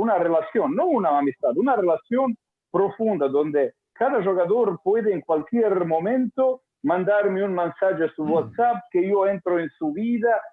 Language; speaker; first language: Portuguese; non-native, learner; Croatian